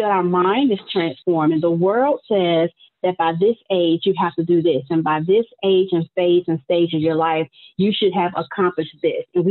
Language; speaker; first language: English; native; English